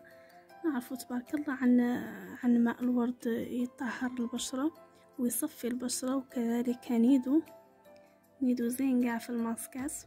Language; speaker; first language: Arabic; native; Arabic